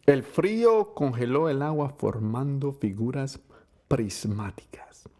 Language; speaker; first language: Spanish; non-native, learner; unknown